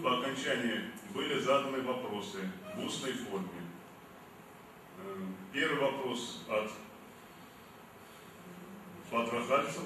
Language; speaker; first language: Russian; native; Russian